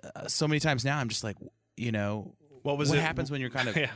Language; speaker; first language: English; native; English